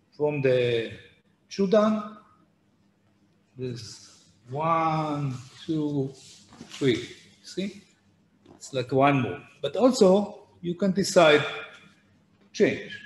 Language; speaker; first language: English; non-native, fluent; Hebrew